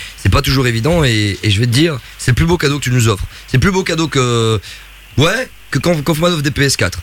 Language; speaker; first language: French; native; French